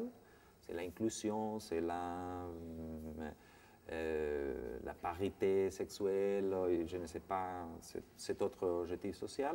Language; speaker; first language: French; non-native, fluent; Spanish